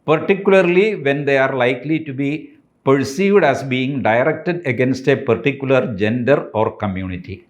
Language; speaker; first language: English; non-native, local second language; Malayalam